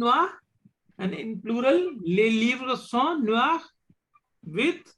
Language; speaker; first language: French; non-native, fluent; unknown